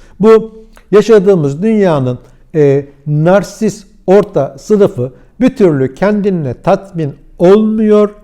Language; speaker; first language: Turkish; early bilingual, heritage; Turkish